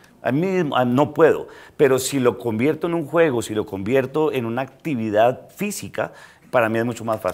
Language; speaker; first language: Spanish; native; Spanish